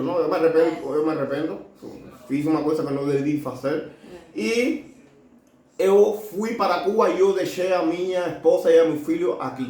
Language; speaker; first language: Portuguese; non-native, learner; Spanish